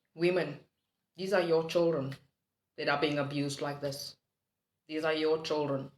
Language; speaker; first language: English; non-native, local second language; Afrikaans